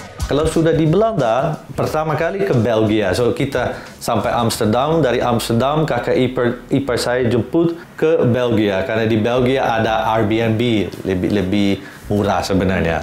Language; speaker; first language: Indonesian; non-native, fluent; Dutch